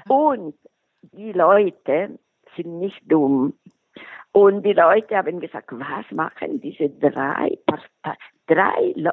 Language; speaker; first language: German; non-native, local second language; Italian